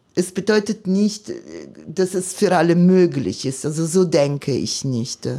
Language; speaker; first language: German; non-native, fluent; Italian